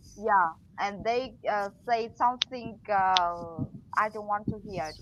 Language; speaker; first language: English; non-native, learner; Vietnamese